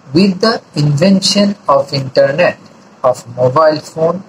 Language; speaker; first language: English; non-native, local second language; Bangla